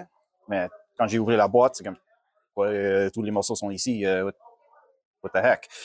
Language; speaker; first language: French; non-native, local second language; English